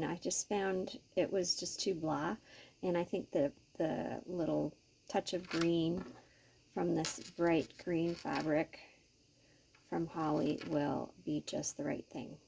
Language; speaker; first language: English; native; English